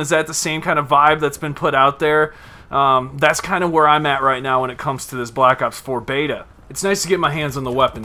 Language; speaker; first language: English; native; English